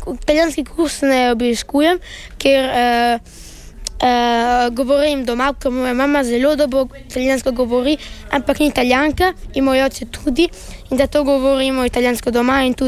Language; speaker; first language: Slovenian; early bilingual, heritage; Slovenian